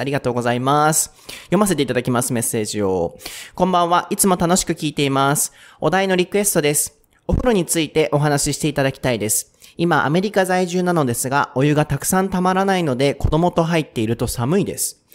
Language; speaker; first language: Japanese; native; Japanese